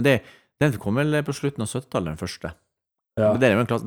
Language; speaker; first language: Norwegian; native; Norwegian